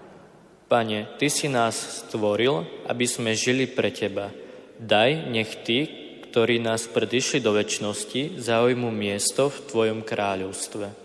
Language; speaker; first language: Slovak; native; Slovak